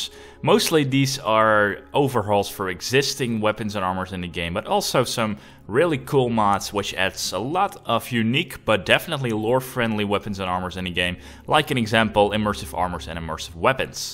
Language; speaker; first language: English; non-native, fluent; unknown